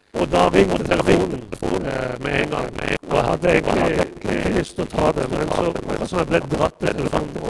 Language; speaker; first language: Norwegian; non-native, fluent; Persian